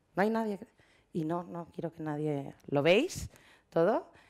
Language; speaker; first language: Spanish; native; Spanish